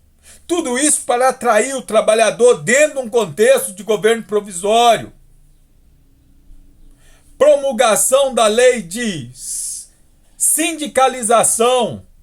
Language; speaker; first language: Portuguese; native; Portuguese